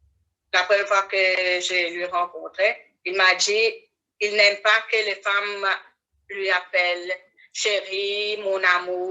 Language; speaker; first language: French; non-native, learner; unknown